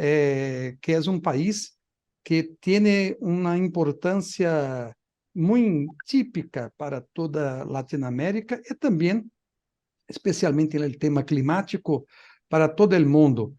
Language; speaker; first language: Spanish; non-native, fluent; Portuguese